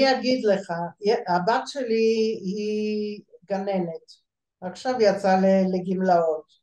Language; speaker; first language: Hebrew; early bilingual, other home language; Bulgarian